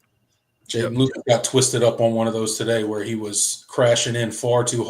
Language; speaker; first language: English; native; English